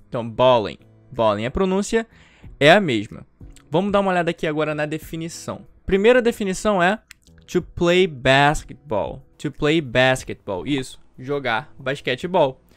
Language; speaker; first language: Portuguese; native; Portuguese